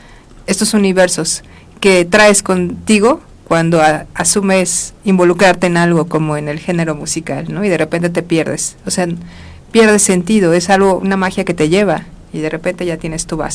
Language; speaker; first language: Spanish; native; Spanish